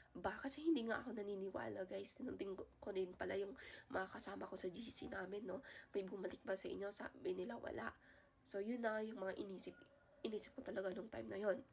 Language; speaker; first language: Filipino; native; Filipino